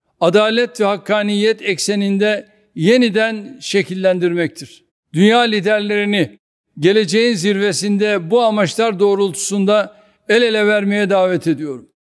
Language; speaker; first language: Turkish; native; Turkish